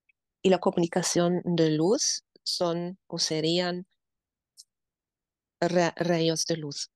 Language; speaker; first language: Spanish; non-native, fluent; German